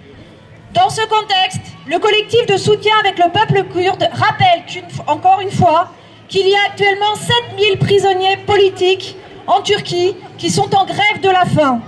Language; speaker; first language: French; native; French